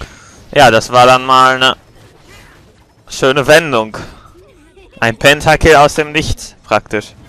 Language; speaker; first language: German; native; German